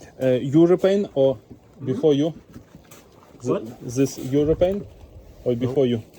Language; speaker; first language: English; non-native, learner; Ukrainian